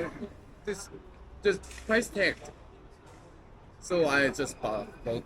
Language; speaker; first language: English; non-native, learner; Korean